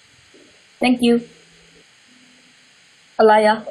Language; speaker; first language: English; non-native, learner; Korean